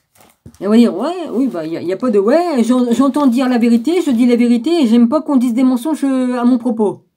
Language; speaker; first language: French; native; French